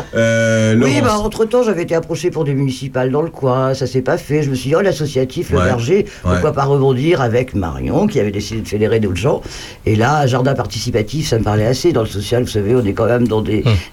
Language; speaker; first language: French; native; French